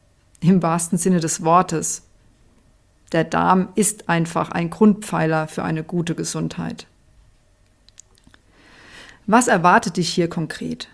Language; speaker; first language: German; native; German